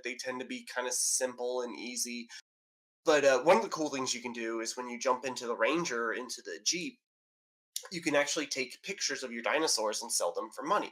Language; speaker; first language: English; native; English